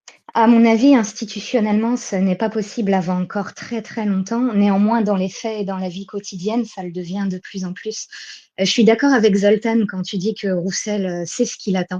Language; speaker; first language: French; native; French